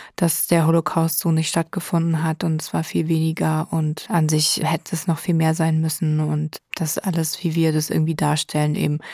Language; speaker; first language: German; native; German